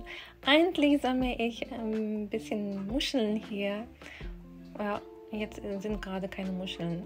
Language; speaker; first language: German; non-native, fluent; Urdu